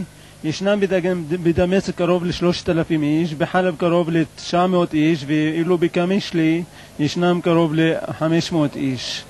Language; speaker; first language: Hebrew; non-native, fluent; Arabic